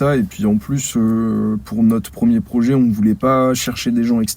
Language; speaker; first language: French; native; French